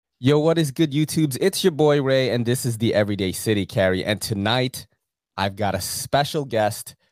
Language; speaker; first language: English; early bilingual, other home language; Filipino